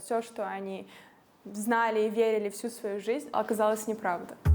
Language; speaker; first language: Russian; non-native, fluent; English